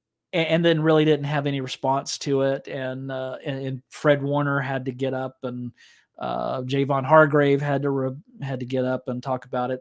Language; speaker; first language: English; native; English